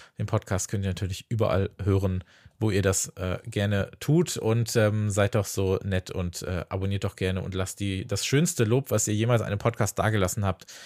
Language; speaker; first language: German; native; German